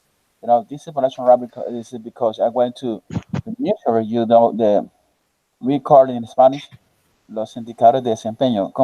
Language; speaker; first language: English; non-native, learner; Spanish